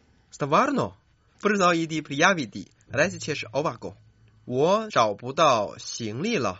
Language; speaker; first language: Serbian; non-native, fluent; Chinese